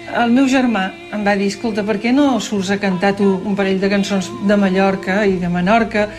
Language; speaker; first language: Catalan; native; Catalan